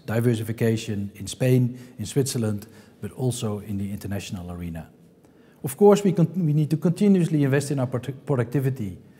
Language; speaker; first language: English; non-native, fluent; Dutch